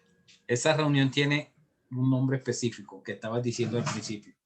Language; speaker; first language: Spanish; native; Spanish